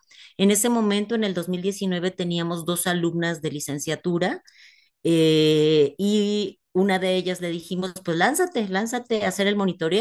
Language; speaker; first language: Spanish; native; Spanish